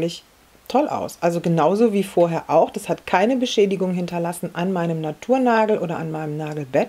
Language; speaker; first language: German; native; German